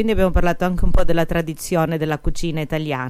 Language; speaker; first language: Italian; early bilingual, heritage; Italian